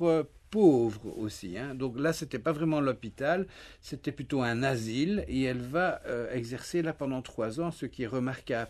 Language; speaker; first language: French; native; French